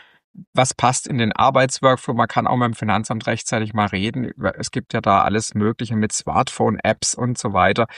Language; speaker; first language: German; native; German